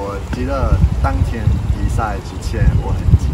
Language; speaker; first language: Chinese; non-native, fluent; English